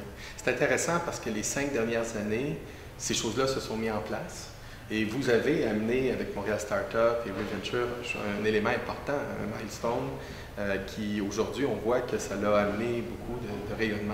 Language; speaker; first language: French; native; French